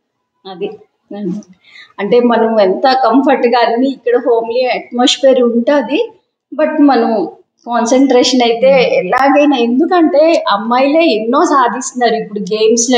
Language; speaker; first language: Telugu; native; Telugu